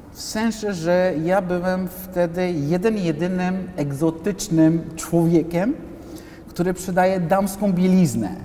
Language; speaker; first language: Polish; non-native, fluent; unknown